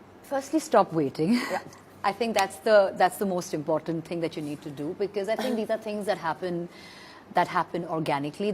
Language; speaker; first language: English; non-native, local second language; Hindi